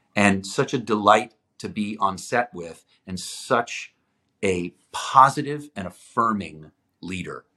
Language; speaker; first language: English; non-native, fluent; Greek